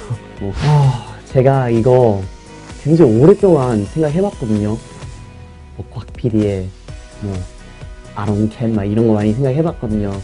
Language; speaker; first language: Korean; early bilingual, heritage; Korean